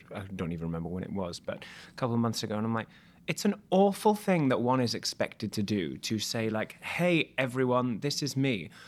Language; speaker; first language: English; native; English